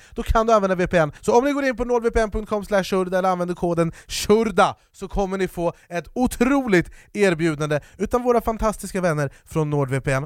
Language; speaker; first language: Swedish; native; Swedish